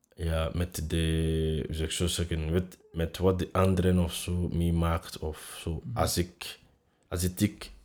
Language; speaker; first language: Dutch; non-native, fluent; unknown